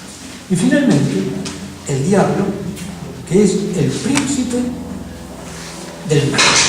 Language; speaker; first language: Spanish; native; Spanish